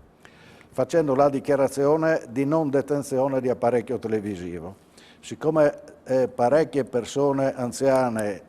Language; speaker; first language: Italian; native; Italian